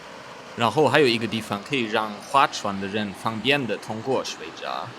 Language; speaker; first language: Chinese; non-native, fluent; German